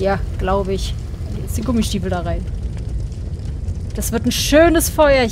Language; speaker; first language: German; native; German